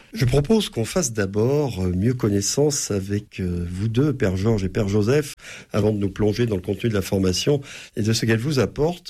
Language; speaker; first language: French; native; French